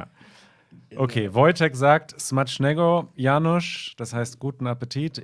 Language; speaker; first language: German; native; German